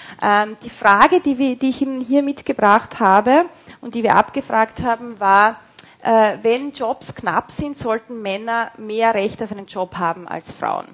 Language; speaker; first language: German; native; German